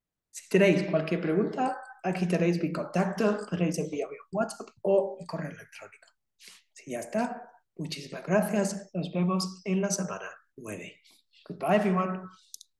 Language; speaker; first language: Spanish; non-native, fluent; English